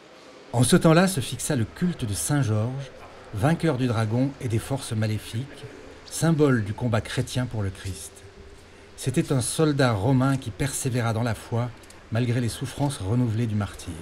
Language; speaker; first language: French; native; French